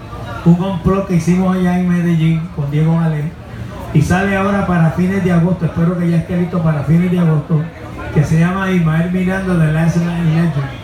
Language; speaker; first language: Spanish; native; Spanish